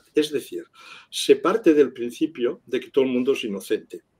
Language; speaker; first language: Spanish; non-native, local second language; Catalan